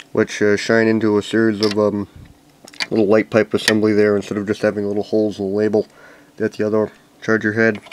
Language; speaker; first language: English; native; English